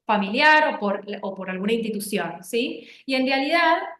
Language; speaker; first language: Spanish; native; Spanish